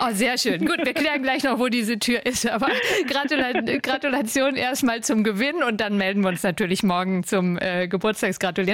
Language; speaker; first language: German; native; German